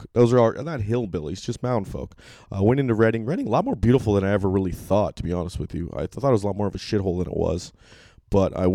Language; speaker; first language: English; native; English